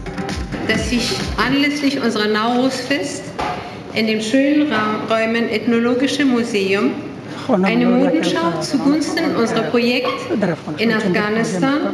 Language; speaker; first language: German; non-native, fluent; Persian